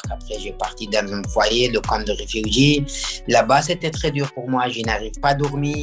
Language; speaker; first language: French; non-native, learner; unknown